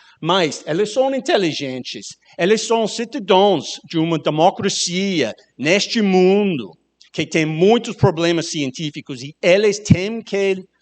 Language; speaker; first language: Portuguese; non-native, learner; English